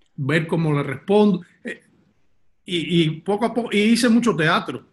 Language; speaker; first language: Spanish; early bilingual, heritage; Spanish